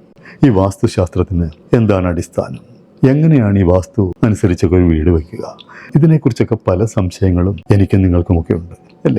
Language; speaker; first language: Malayalam; native; Malayalam